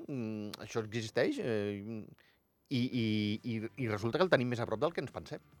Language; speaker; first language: Catalan; native; Catalan